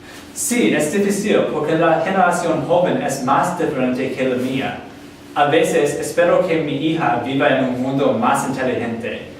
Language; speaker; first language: Spanish; non-native, learner; English